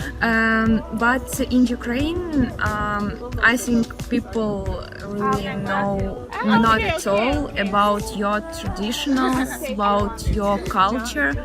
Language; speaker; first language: English; non-native, learner; Ukrainian